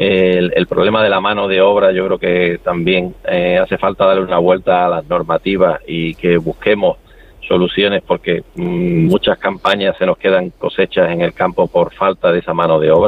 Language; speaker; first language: Spanish; native; Spanish